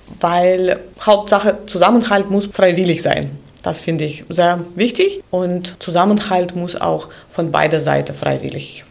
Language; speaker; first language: German; non-native, fluent; Russian